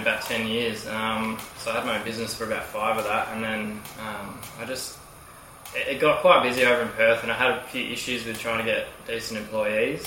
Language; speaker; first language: English; native; English